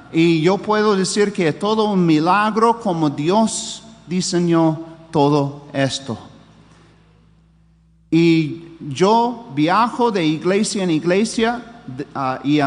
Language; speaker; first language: Spanish; non-native, fluent; English